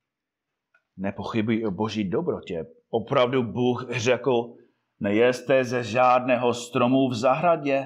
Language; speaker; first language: Czech; non-native, fluent; English